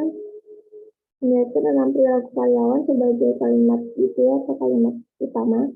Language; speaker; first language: Indonesian; native; Indonesian